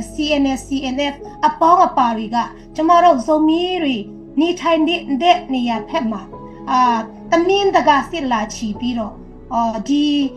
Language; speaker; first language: Burmese; non-native, local second language; Tedim Chin